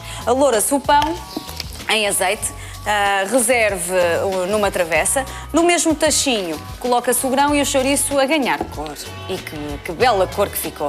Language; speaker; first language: Portuguese; native; Portuguese